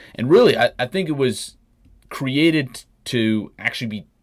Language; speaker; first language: English; native; English